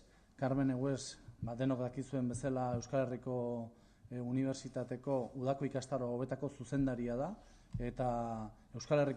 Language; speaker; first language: Basque; native; Basque